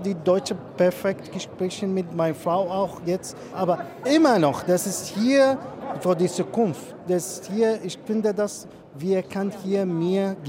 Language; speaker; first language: German; non-native, learner; Arabic